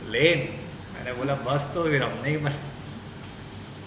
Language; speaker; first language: Hindi; non-native, local second language; Gujarati